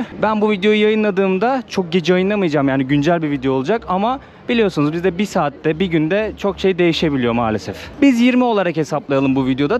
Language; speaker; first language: Turkish; native; Turkish